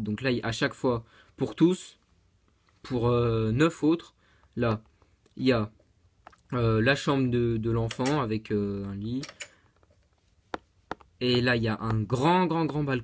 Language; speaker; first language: French; native; French